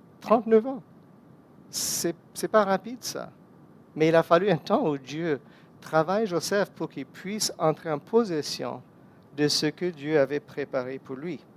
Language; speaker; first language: French; non-native, fluent; English